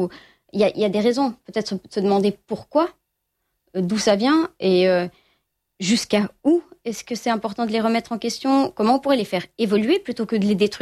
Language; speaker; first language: French; native; French